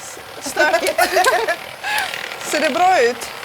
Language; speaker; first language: Swedish; early bilingual, other home language; Serbian